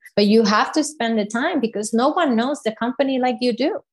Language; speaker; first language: English; non-native, fluent; Spanish